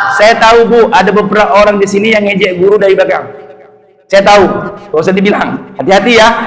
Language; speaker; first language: Indonesian; non-native, local second language; Achinese